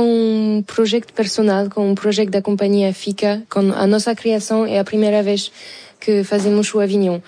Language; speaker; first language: Portuguese; non-native, fluent; French